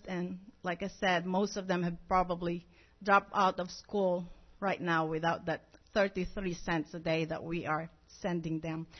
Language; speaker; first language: English; non-native, local second language; Filipino